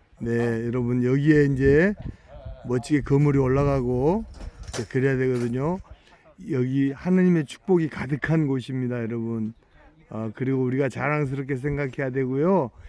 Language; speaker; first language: Korean; native; Korean